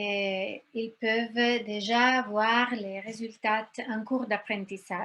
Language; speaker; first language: French; non-native, fluent; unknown